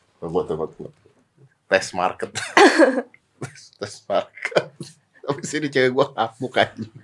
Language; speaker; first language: Indonesian; native; Indonesian